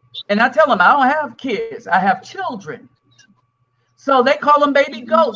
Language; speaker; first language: English; native; English